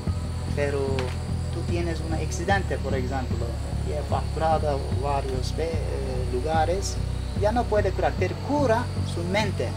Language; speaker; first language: Spanish; non-native, learner; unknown